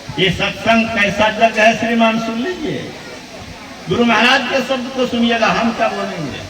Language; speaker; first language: Hindi; native; Hindi